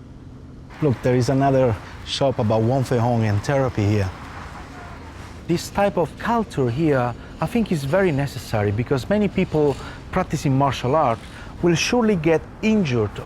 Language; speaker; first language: English; non-native, fluent; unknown